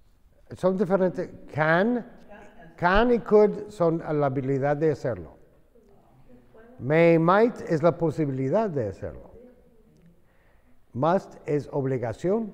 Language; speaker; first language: Spanish; non-native, fluent; English